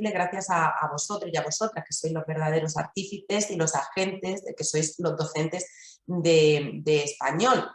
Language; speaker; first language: Spanish; native; Spanish